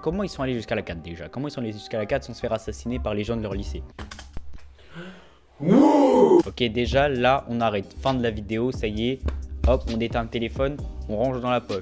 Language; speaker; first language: French; native; French